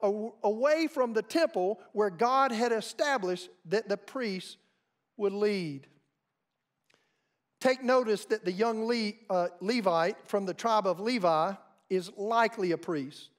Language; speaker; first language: English; native; English